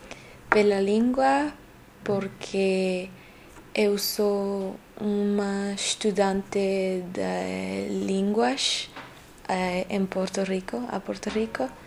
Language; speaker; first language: Portuguese; non-native, learner; Spanish